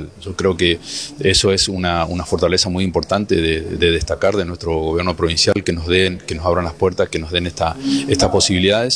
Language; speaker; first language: Spanish; native; Spanish